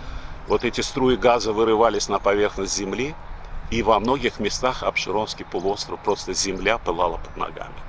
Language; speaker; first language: Russian; native; Russian